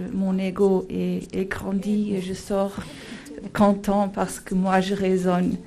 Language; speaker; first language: French; non-native, fluent; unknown